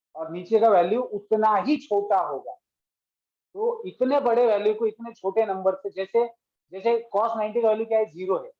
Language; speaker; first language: Hindi; non-native, local second language; Marathi